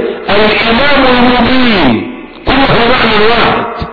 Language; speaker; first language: Arabic; native; Arabic